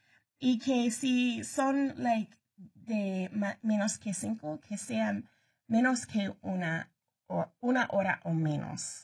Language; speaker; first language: Spanish; early bilingual, heritage; Spanish